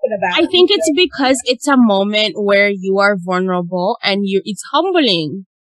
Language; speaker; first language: English; non-native, local second language; Ganda